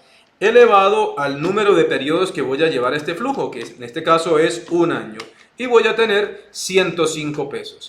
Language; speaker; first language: Spanish; native; Spanish